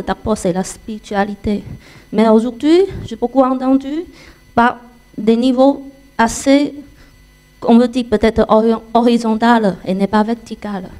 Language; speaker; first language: French; non-native, learner; Chinese